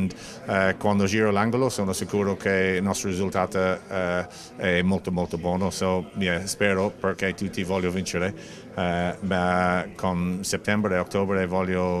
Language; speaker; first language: Italian; non-native, learner; English